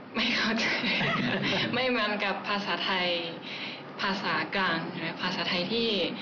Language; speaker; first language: Thai; non-native, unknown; Japanese